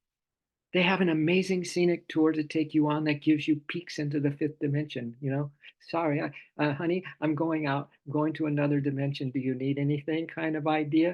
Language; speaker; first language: English; native; English